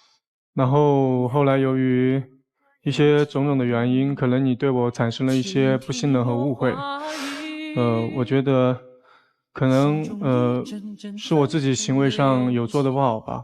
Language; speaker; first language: Chinese; native; Chinese